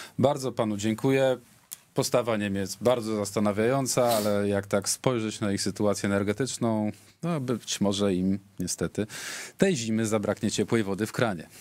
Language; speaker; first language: Polish; native; Polish